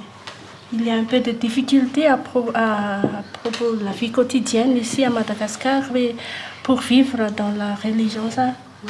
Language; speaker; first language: French; non-native, local second language; Malagasy